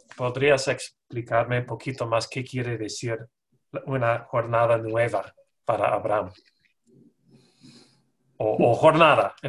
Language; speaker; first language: Spanish; non-native, learner; English